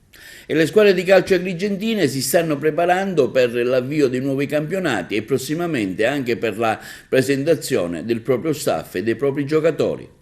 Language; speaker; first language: Italian; native; Italian